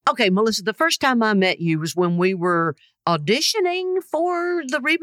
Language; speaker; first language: English; native; English